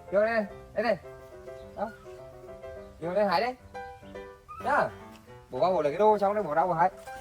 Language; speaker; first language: Vietnamese; native; Vietnamese